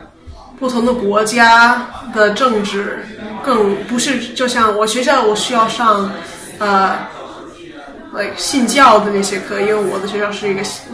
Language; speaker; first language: Chinese; early bilingual, heritage; Chinese